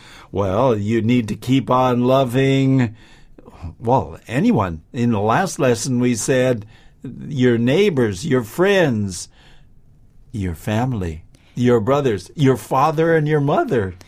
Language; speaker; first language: English; native; English